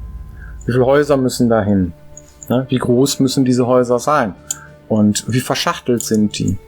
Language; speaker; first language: German; native; German